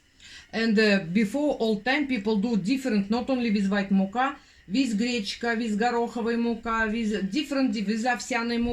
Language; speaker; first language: English; non-native, learner; Russian